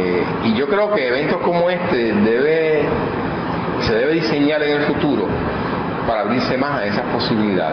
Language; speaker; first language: Spanish; native; Spanish